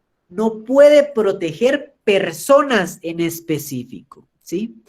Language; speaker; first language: Spanish; native; Spanish